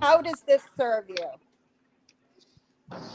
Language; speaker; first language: English; native; English